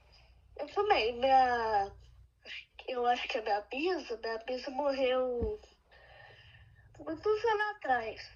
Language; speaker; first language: Portuguese; early bilingual, heritage; Portuguese